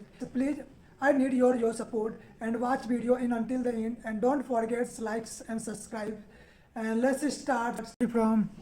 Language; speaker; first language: English; non-native, learner; Hindi